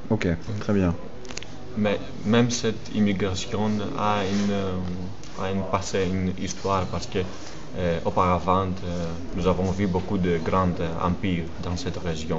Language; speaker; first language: French; non-native, fluent; Greek